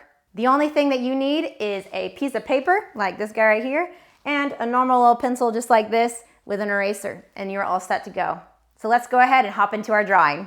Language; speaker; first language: English; native; English